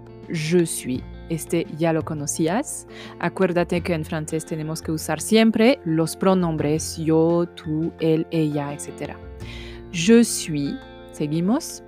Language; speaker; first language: Spanish; non-native, fluent; French